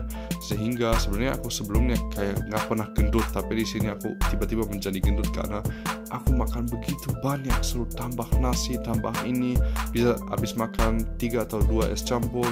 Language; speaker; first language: Indonesian; early bilingual, heritage; Indonesian